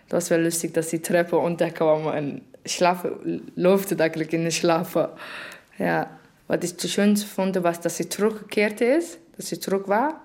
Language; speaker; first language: German; non-native, learner; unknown